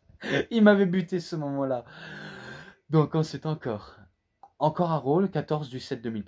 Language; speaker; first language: French; native; French